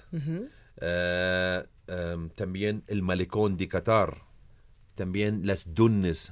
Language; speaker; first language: Spanish; non-native, learner; Arabic